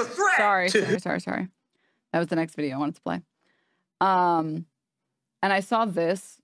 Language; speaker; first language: English; native; English